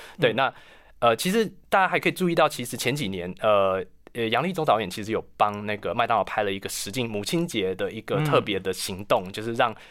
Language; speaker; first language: Chinese; native; Chinese